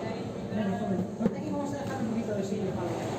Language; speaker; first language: Spanish; native; Spanish